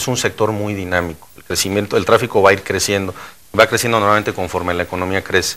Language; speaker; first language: Spanish; native; Spanish